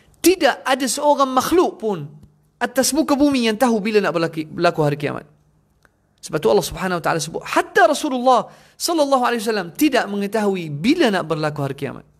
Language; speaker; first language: Malay; non-native, fluent; Arabic